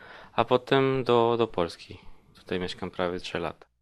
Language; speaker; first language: Polish; non-native, learner; Spanish